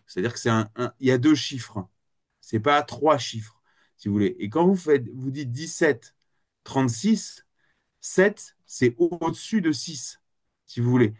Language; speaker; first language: French; native; French